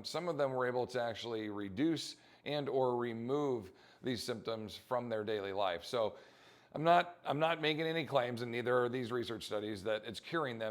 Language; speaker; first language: English; native; English